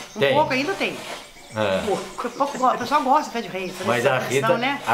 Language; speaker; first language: Portuguese; native; Portuguese